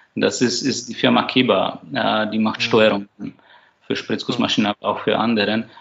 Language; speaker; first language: German; non-native, fluent; Slovak